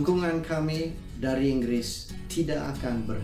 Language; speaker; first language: Indonesian; non-native, fluent; English